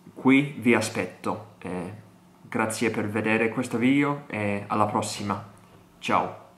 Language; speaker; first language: Italian; non-native, learner; English